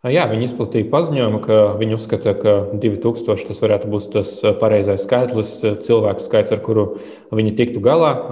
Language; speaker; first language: Latvian; early bilingual, other home language; Lithuanian